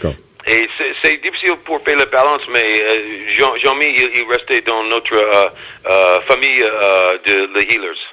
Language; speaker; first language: French; non-native, learner; English